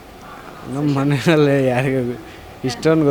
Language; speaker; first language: Kannada; non-native, learner; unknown